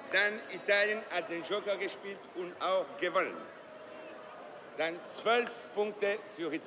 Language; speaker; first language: German; non-native, fluent; Italian